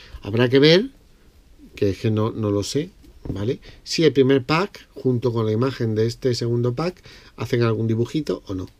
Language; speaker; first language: Spanish; native; Spanish